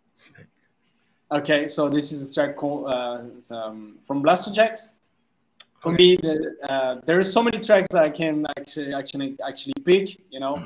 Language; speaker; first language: English; non-native, fluent; French